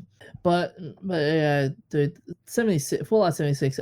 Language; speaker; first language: English; native; English